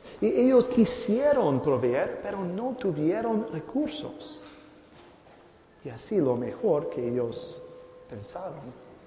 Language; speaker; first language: Spanish; non-native, fluent; English